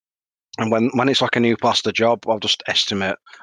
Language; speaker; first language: English; native; English